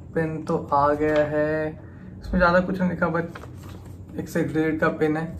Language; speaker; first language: Hindi; native; Hindi